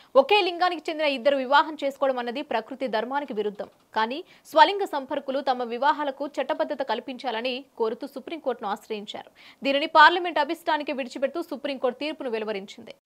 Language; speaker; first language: Telugu; native; Telugu